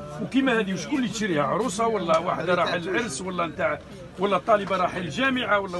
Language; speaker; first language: Arabic; native; Arabic